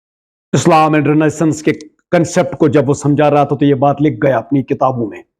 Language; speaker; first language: Urdu; native; Urdu